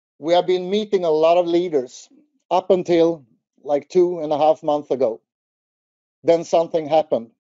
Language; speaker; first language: English; non-native, fluent; Swedish